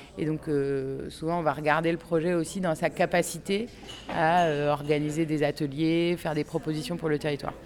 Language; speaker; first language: French; native; French